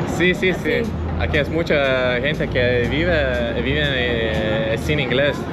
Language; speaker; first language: Spanish; non-native, learner; Lithuanian